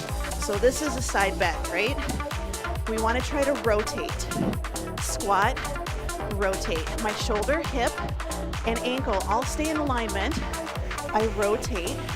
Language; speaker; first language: English; native; English